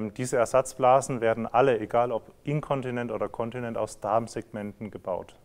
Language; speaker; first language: German; native; German